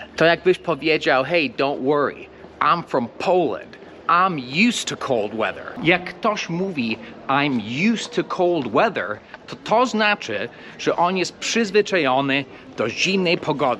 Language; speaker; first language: Polish; non-native, fluent; English